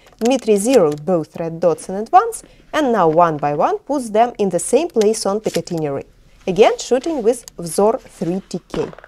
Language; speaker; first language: English; non-native, fluent; Russian